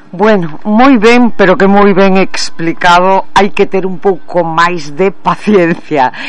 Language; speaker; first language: Galician; native; Galician